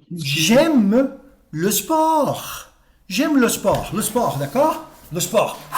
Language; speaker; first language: French; non-native, fluent; Portuguese